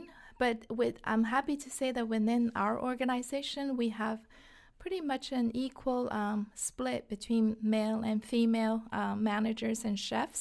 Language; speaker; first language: English; non-native, fluent; Chinese